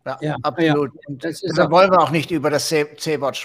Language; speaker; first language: German; native; German